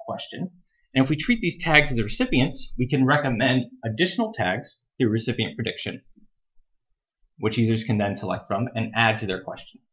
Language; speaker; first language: English; native; English